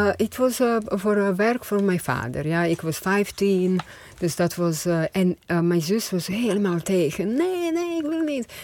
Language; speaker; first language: Dutch; non-native, fluent; Croatian